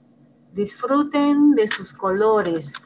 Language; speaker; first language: Spanish; native; Spanish